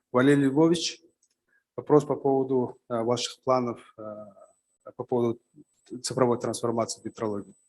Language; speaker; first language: Russian; native; Russian